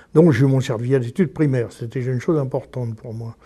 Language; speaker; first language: French; native; French